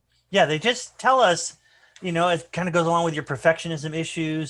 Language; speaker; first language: English; native; English